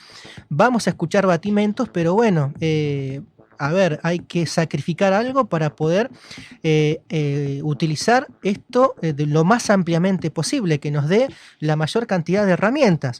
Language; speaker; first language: Spanish; native; Spanish